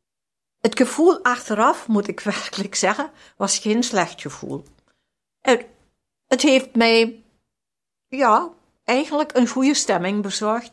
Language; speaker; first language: Dutch; non-native, fluent; German